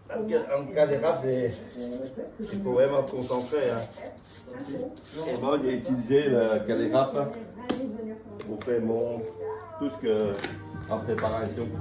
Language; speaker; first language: French; non-native, fluent; Vietnamese